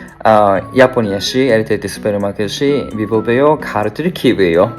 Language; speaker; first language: Georgian; non-native, fluent; Japanese